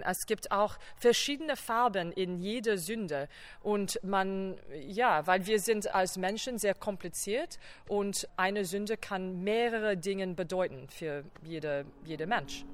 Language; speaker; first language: German; non-native, fluent; English